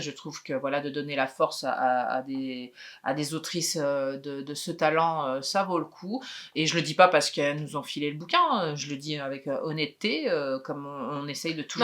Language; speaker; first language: French; native; French